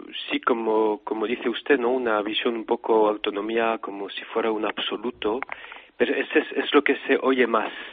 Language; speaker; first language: Spanish; non-native, fluent; French